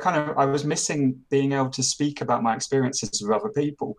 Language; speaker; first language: English; native; English